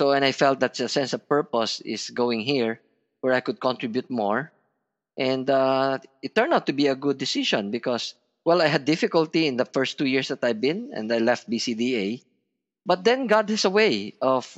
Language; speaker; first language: English; non-native, local second language; Filipino